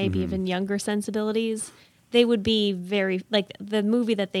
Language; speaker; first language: English; native; English